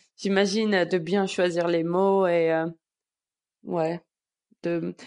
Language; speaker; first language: French; early bilingual, other home language; Georgian